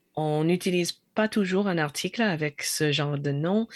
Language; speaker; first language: French; non-native, fluent; English